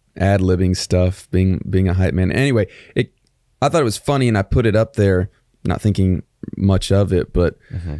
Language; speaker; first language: English; native; English